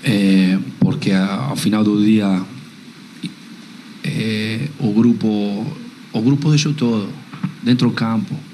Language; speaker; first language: Portuguese; non-native, learner; Spanish